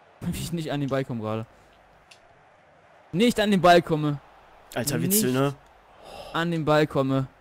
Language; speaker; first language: German; native; German